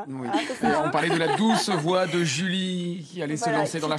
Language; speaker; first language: French; native; French